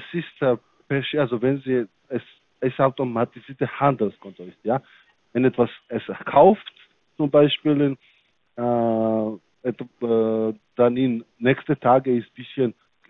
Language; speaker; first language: German; non-native, fluent; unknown